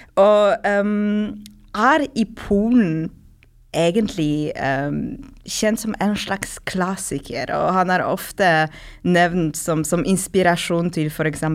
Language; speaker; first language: Norwegian; non-native, fluent; Polish